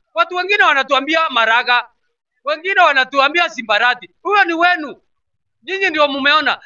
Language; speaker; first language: Swahili; non-native, local second language; Gusii